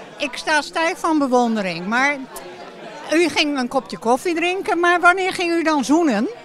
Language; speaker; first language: Dutch; native; Dutch